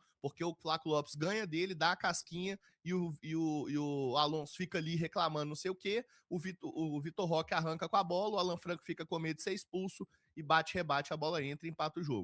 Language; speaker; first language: Portuguese; native; Portuguese